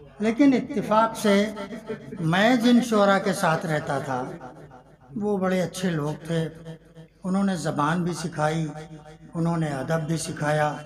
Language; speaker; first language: Urdu; native; Urdu